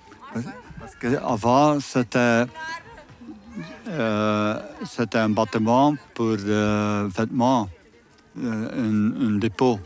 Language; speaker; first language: French; non-native, learner; Dutch